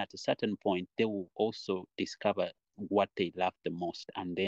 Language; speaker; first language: English; non-native, local second language; Nyankole